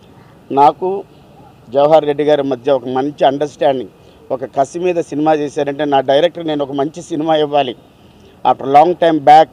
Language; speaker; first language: Telugu; native; Telugu